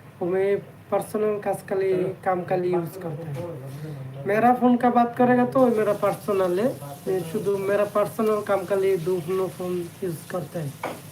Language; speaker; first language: Hindi; non-native, learner; Bangla